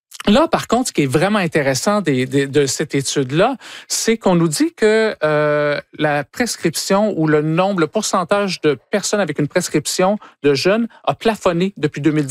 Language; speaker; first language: French; native; French